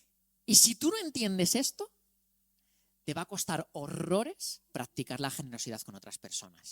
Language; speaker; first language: Spanish; native; Spanish